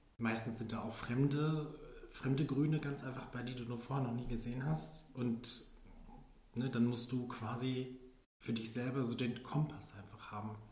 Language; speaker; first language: German; early bilingual, other home language; Filipino